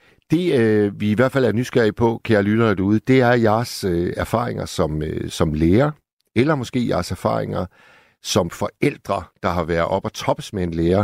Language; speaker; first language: Danish; native; Danish